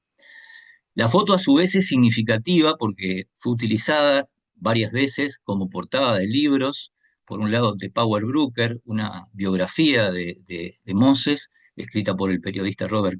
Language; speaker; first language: Spanish; native; Spanish